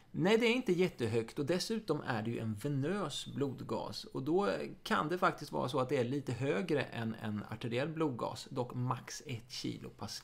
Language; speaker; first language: Swedish; native; Swedish